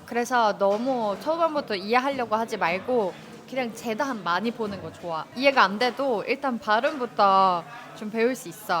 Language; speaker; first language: Korean; non-native, fluent; Norwegian